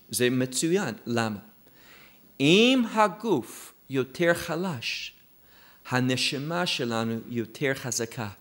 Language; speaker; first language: Hebrew; non-native, fluent; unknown